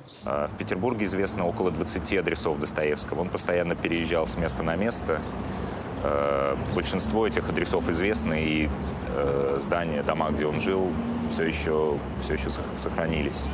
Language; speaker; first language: Russian; native; Russian